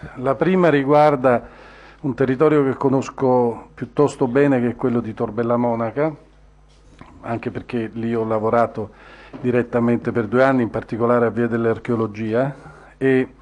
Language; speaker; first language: Italian; native; Italian